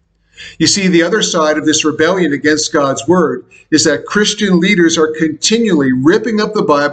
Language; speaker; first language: English; native; English